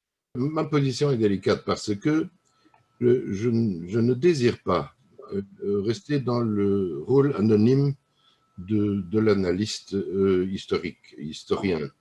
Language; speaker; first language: French; early bilingual, other home language; Russian